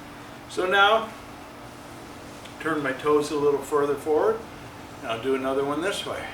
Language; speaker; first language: English; native; English